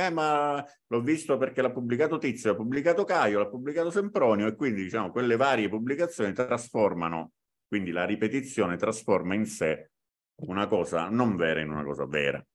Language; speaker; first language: Italian; native; Italian